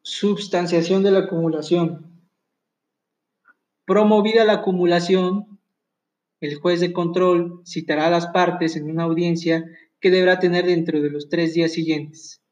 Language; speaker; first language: Spanish; native; Spanish